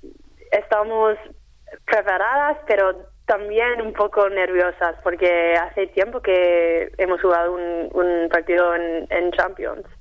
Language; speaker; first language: Spanish; non-native, fluent; English